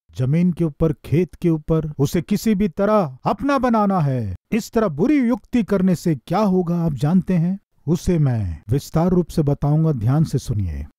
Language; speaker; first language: Hindi; non-native, local second language; Telugu